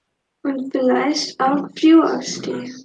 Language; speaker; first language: German; non-native, fluent; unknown